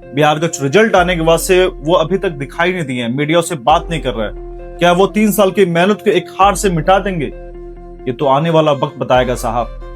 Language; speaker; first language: Hindi; native; Hindi